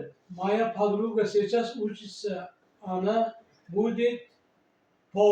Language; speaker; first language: Russian; non-native, learner; Uzbek